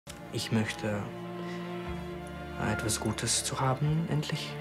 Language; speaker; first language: German; non-native, learner; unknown